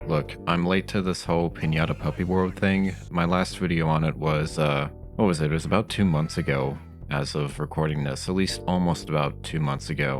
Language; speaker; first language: English; native; English